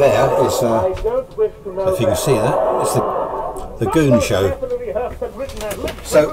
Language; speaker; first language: English; native; English